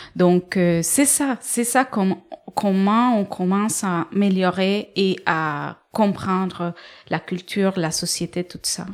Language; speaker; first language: French; non-native, fluent; Spanish